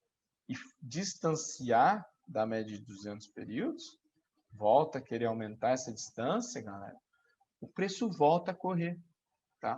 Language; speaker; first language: Portuguese; native; Portuguese